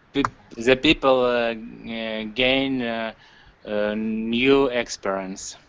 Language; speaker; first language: English; non-native, learner; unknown